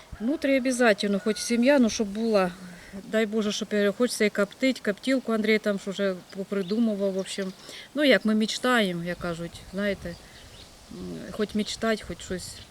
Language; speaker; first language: Ukrainian; native; Ukrainian